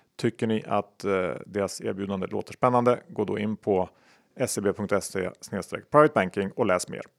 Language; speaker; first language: Swedish; native; Swedish